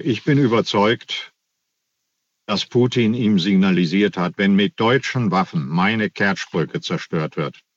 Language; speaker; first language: German; native; German